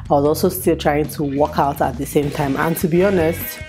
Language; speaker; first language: English; non-native, local second language; Igbo